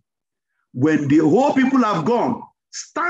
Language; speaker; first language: English; non-native, local second language; Yoruba